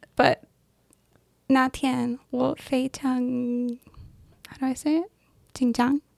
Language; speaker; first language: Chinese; non-native, learner; English